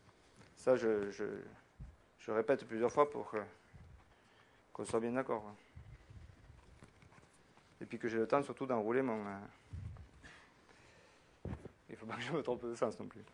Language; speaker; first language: French; native; French